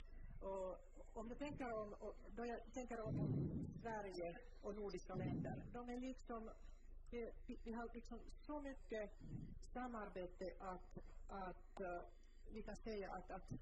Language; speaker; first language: Swedish; non-native, local second language; Finnish